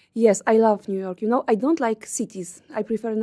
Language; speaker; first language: English; non-native, learner; Polish